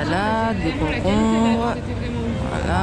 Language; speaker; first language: French; native; French